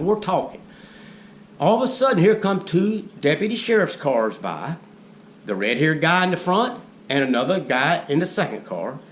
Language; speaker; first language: English; native; English